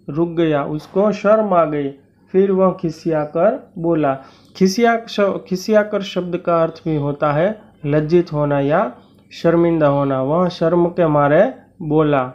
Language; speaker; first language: Hindi; non-native, local second language; Gujarati